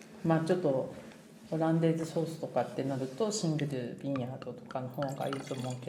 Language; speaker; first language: Japanese; native; Japanese